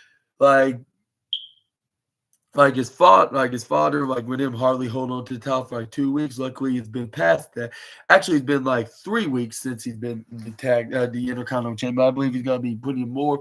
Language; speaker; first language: English; native; English